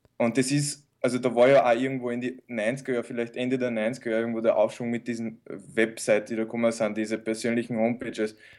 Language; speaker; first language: German; early bilingual, other home language; Bosnian